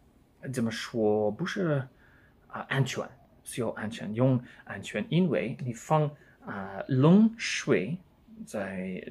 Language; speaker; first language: Chinese; non-native, learner; English